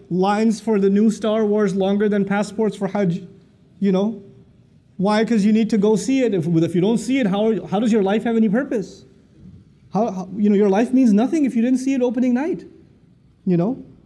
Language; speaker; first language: English; native; English